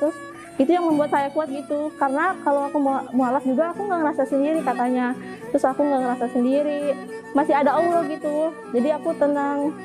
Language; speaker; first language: Indonesian; native; Indonesian